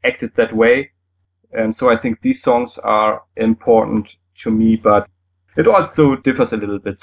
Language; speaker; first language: English; non-native, fluent; German